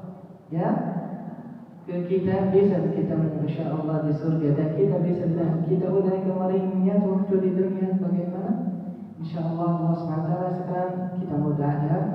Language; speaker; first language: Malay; non-native, learner; Arabic